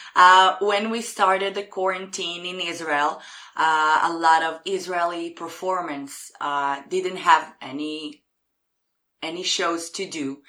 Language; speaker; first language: English; non-native, fluent; Hebrew